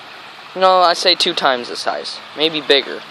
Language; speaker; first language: English; native; English